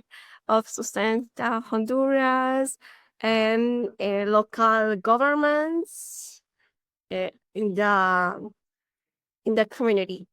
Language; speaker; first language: English; non-native, learner; Spanish